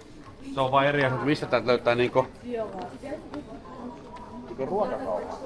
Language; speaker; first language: Finnish; native; Finnish